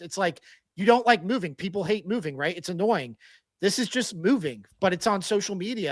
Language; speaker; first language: English; native; English